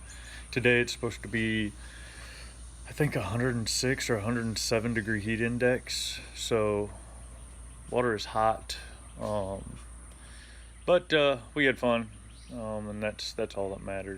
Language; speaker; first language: English; native; English